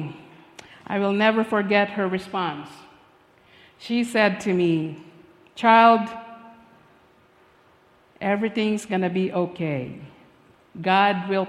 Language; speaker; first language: English; non-native, local second language; Filipino